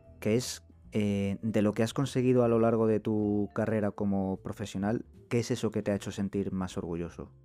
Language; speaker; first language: Spanish; native; Spanish